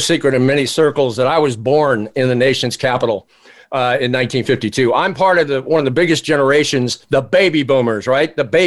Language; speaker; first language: English; native; English